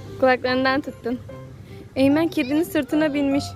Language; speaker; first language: Turkish; native; Turkish